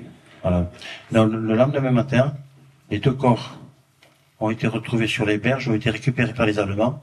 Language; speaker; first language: French; native; French